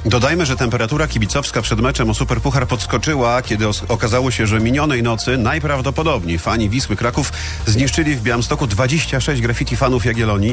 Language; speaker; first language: Polish; native; Polish